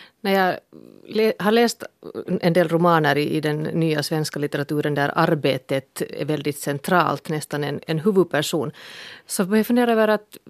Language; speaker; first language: Swedish; native; Swedish